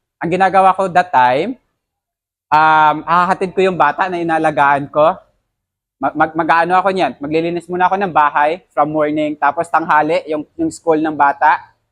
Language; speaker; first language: Filipino; non-native, local second language; Hiligaynon